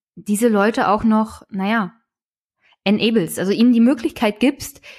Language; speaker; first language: German; native; German